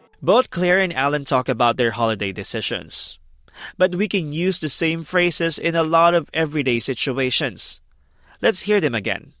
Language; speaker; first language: English; non-native, fluent; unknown